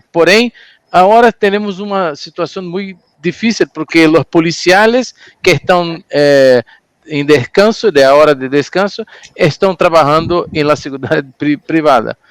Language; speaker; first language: Spanish; non-native, learner; Portuguese